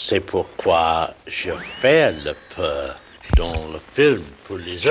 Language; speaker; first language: French; non-native, learner; English